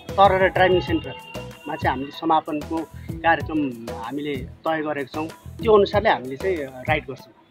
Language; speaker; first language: Nepali; native; Nepali